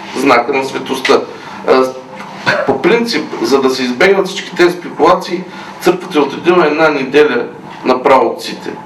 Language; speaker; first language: Bulgarian; native; Bulgarian